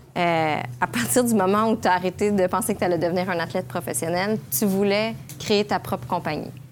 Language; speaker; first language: French; native; French